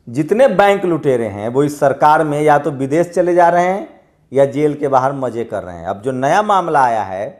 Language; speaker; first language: Hindi; native; Hindi